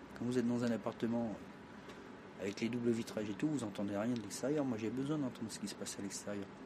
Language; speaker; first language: French; native; French